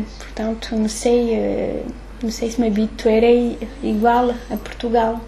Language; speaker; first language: Portuguese; early bilingual, heritage; French